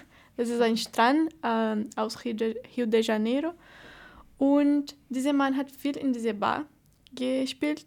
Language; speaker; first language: German; non-native, learner; Portuguese